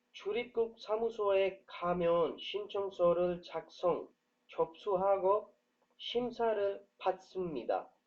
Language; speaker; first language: Korean; non-native, fluent; Urdu